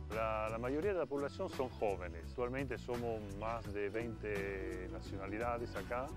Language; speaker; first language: Spanish; non-native, fluent; Italian